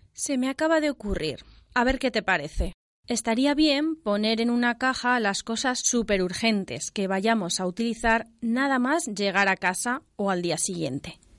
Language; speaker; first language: Spanish; native; Spanish